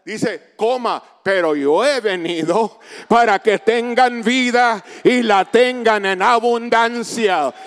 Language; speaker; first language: Spanish; early bilingual, heritage; Spanish